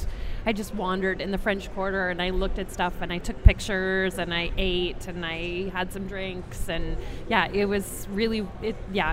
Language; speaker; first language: English; native; English